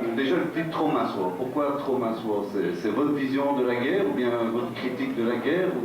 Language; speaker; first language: French; native; French